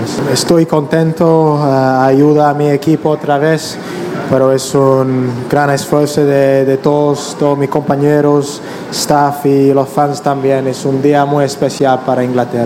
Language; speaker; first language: Spanish; non-native, learner; English